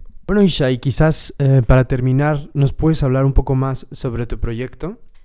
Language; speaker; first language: Spanish; native; Spanish